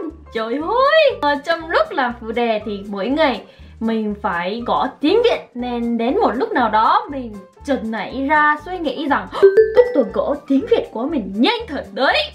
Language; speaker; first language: Vietnamese; non-native, fluent; Korean